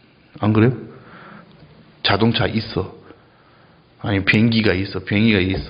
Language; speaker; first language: Korean; non-native, fluent; English